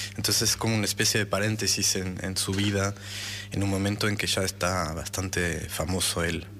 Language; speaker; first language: Spanish; non-native, fluent; French